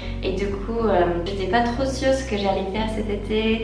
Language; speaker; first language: French; non-native, fluent; English